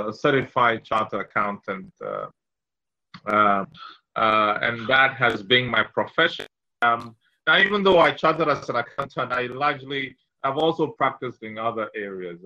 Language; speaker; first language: English; non-native, local second language; Ewe